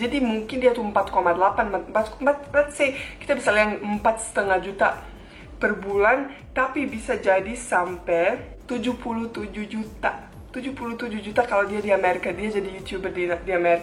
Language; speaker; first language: Indonesian; non-native, fluent; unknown